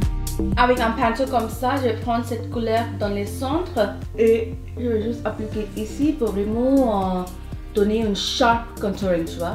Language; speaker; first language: French; non-native, fluent; Hindi